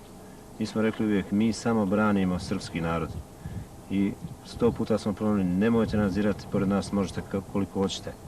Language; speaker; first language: Bosnian; native; Bosnian